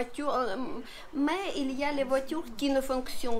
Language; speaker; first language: French; non-native, learner; Russian